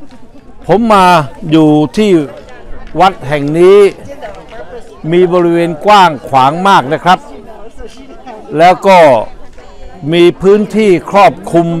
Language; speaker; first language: Thai; native; Thai